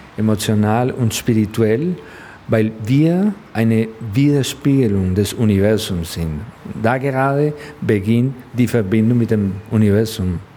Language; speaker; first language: German; non-native, fluent; Spanish